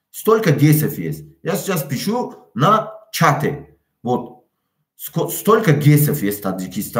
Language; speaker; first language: Russian; non-native, local second language; Tajik